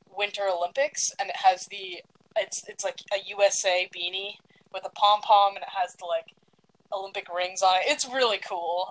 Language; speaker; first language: English; early bilingual, other home language; Greek